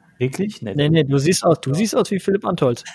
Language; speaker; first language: German; native; German